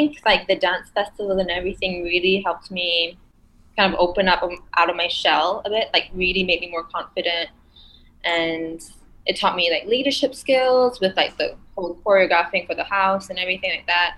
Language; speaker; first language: English; non-native, local second language; Malay